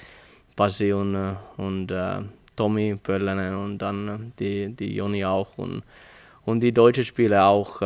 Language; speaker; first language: German; non-native, learner; Finnish